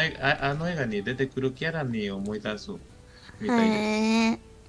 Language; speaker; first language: Japanese; non-native, learner; Spanish